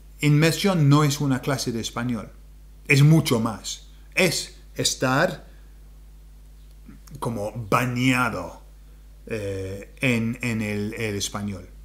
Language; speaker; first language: Spanish; non-native, fluent; English